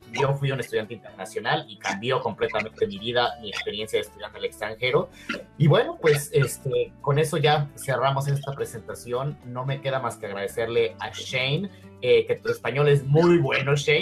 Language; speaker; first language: Spanish; native; Spanish